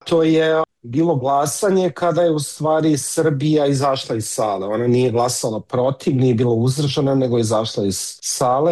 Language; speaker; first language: Serbian; native; Serbian